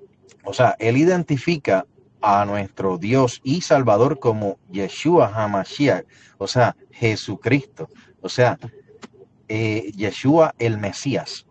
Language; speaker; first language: Spanish; native; Spanish